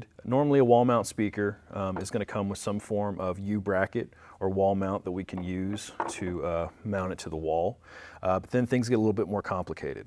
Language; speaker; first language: English; native; English